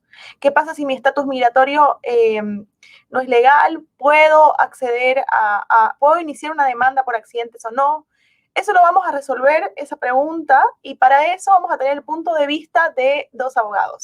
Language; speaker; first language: Spanish; native; Spanish